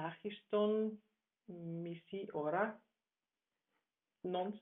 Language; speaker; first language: Greek; non-native, learner; German